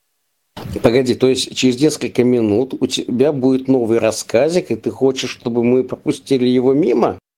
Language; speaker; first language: Russian; native; Russian